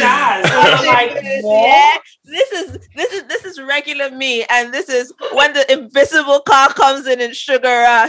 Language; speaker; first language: English; non-native, local second language; Yoruba